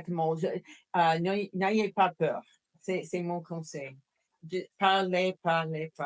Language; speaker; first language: French; non-native, fluent; English